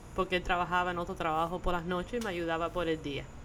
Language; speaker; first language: Spanish; early bilingual, heritage; Spanish